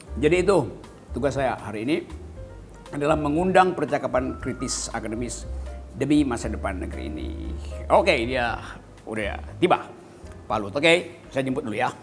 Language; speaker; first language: Indonesian; native; Indonesian